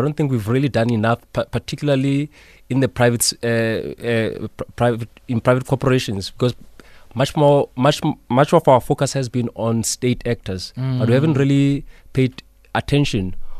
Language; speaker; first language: English; non-native, local second language; Southern Sotho